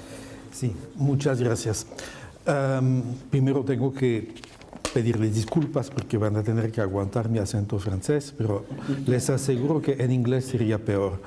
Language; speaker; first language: Spanish; non-native, fluent; French